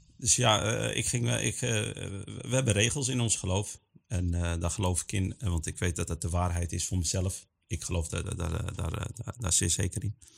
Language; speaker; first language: Dutch; early bilingual, other home language; Arabic